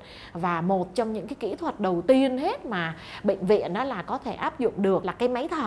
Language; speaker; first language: Vietnamese; native; Vietnamese